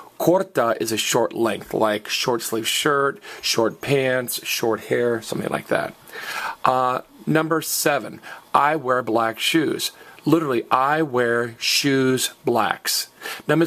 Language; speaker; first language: English; native; English